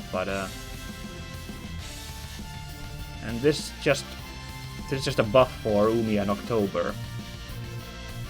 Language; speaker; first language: English; native; English